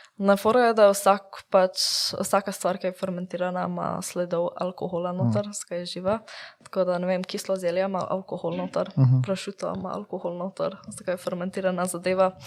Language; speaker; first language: Slovenian; early bilingual, heritage; Slovenian